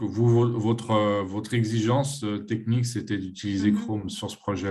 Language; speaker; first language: French; native; French